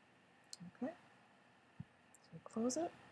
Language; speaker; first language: English; native; English